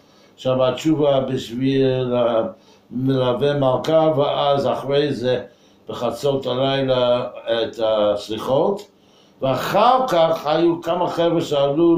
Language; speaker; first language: Hebrew; non-native, fluent; English